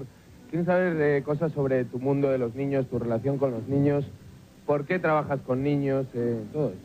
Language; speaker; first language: Spanish; native; Spanish